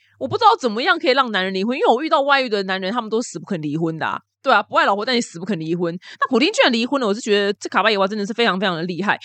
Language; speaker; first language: Chinese; native; Chinese